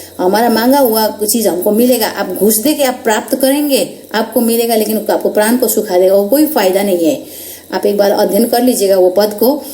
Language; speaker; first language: Hindi; non-native, local second language; Nepali